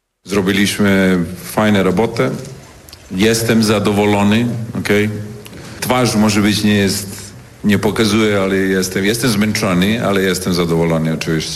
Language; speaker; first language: Polish; non-native, learner; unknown